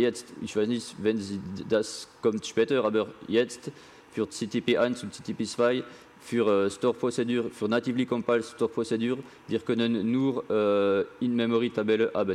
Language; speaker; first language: German; non-native, learner; French